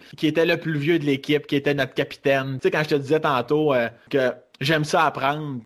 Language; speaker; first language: French; native; French